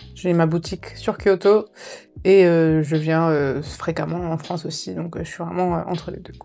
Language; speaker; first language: French; early bilingual, other home language; Japanese